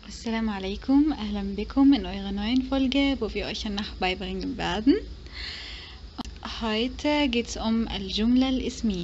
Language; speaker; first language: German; non-native, fluent; Arabic